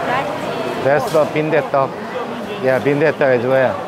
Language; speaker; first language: English; non-native, learner; Korean